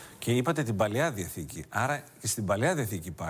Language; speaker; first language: Greek; native; Greek